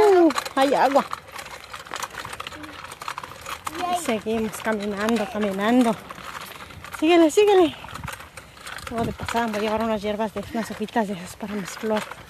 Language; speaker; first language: Spanish; native; Spanish